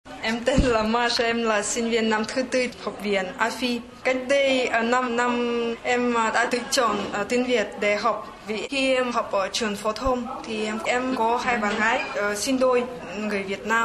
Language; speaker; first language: Vietnamese; non-native, fluent; Russian